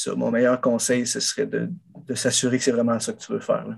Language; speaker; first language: French; native; French